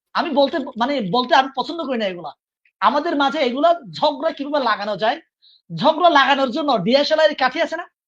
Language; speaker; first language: Bangla; non-native, local second language; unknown